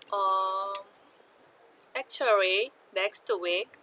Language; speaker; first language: English; non-native, learner; Korean